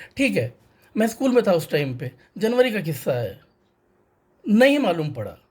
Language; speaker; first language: Hindi; non-native, local second language; Tamil